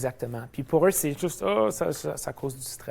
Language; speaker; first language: French; native; French